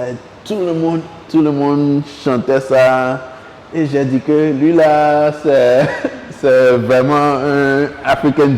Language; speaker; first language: French; non-native, local second language; Ewe